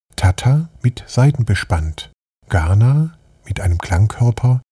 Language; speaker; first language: German; native; German